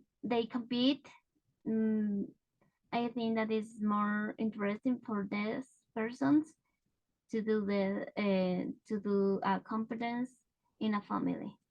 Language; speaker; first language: English; non-native, learner; Spanish